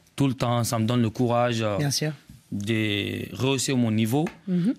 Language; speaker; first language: French; non-native, local second language; Bambara